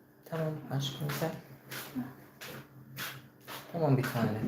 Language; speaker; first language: Turkish; non-native, learner; Filipino